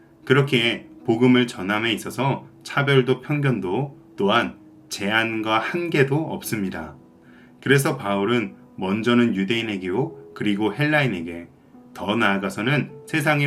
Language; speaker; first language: Korean; native; Korean